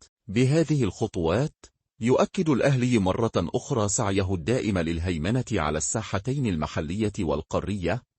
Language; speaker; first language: Arabic; native; Arabic